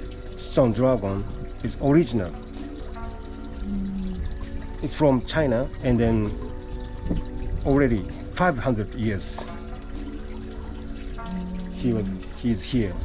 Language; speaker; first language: English; non-native, learner; Japanese